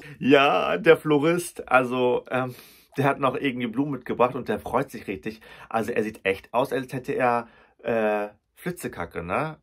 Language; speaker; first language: German; native; German